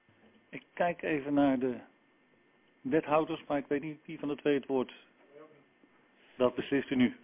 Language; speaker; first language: Dutch; native; Dutch